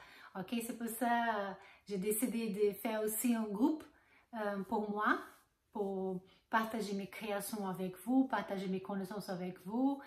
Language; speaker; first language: French; non-native, fluent; Portuguese